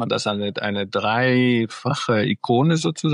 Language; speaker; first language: German; early bilingual, other home language; Greek